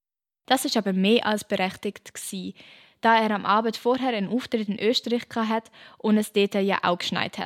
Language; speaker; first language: German; native; German